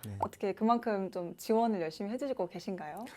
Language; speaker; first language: Korean; native; Korean